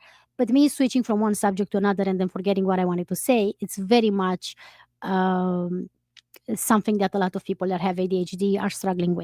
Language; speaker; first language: English; non-native, fluent; Romanian